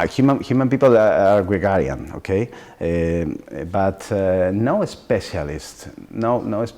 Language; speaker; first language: English; non-native, learner; Spanish